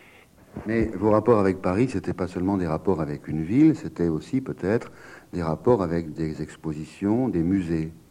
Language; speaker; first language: French; native; French